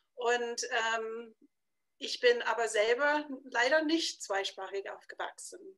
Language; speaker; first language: German; non-native, fluent; English